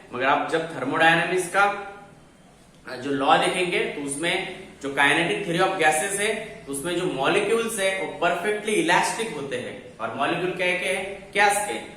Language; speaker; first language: Hindi; non-native, local second language; Marathi